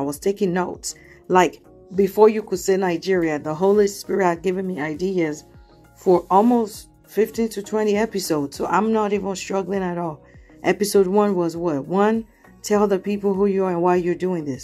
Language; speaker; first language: English; non-native, local second language; Yoruba